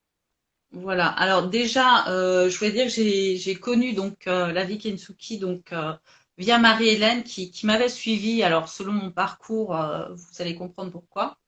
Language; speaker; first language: French; native; French